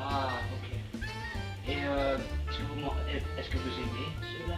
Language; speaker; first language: French; non-native, learner; English